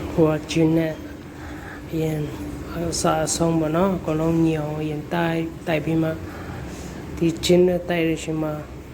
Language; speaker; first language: Burmese; non-native, local second language; Kachin